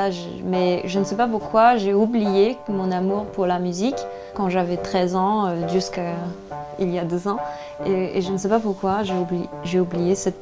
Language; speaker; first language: French; non-native, fluent; Danish